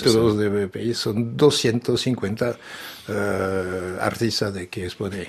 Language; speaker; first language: Spanish; non-native, learner; French